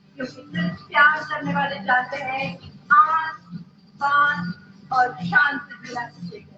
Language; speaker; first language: Hindi; non-native, local second language; Bangla